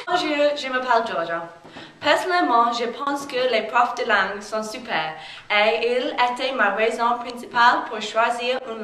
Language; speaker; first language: French; non-native, learner; English